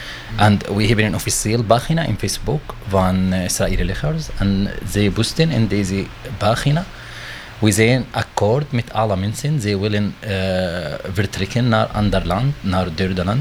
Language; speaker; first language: Dutch; non-native, learner; Arabic